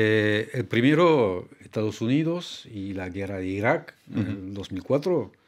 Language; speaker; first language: Spanish; non-native, fluent; French